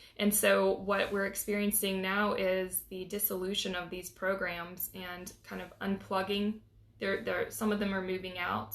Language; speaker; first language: English; native; English